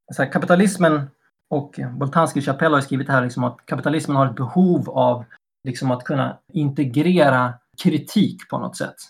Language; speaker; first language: Swedish; native; Swedish